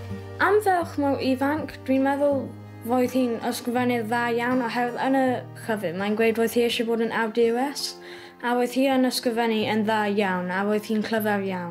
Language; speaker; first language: Welsh; non-native, local second language; English